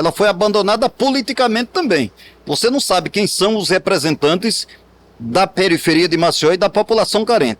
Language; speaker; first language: Portuguese; native; Portuguese